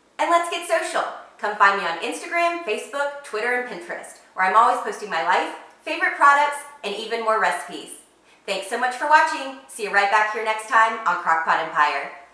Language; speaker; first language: English; native; English